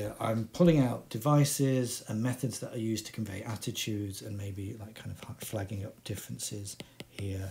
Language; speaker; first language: English; native; English